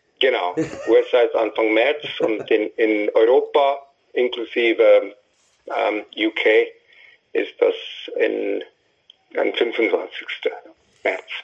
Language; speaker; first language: German; non-native, fluent; English